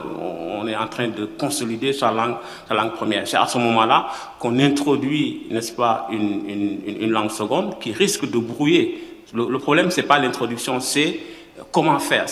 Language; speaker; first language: French; non-native, local second language; Wolof